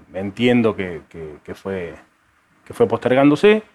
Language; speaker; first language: Spanish; native; Spanish